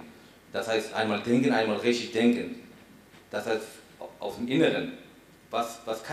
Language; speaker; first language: German; non-native, fluent; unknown